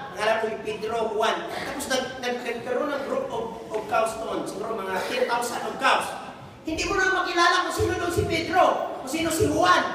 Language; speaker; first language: Filipino; non-native, local second language; Cebuano